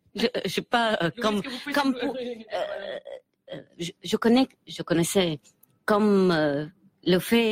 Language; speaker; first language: French; non-native, learner; Arabic